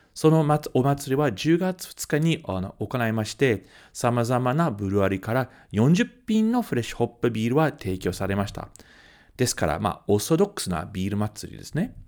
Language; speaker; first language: Japanese; early bilingual, heritage; Japanese